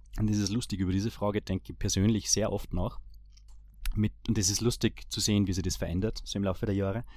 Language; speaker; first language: German; early bilingual, other home language; Bosnian